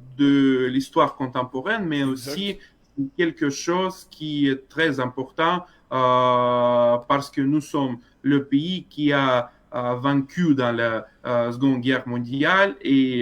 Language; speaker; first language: French; non-native, fluent; Russian